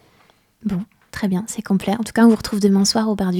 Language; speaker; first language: French; native; French